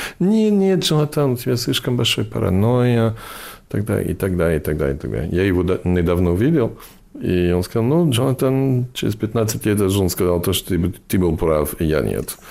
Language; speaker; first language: Russian; non-native, fluent; English